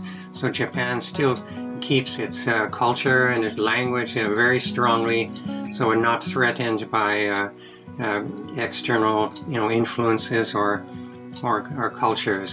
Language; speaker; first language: English; native; English